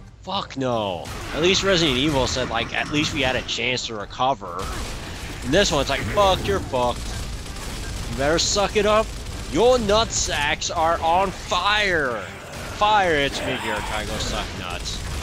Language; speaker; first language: English; native; English